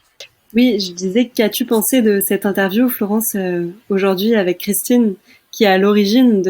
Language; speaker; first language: French; native; French